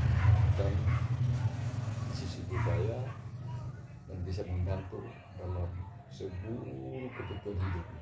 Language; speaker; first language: Indonesian; non-native, local second language; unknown